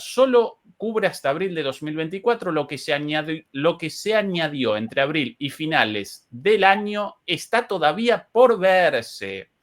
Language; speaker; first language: Spanish; native; Spanish